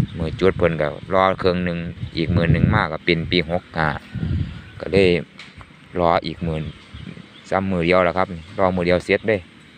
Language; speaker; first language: Thai; native; Thai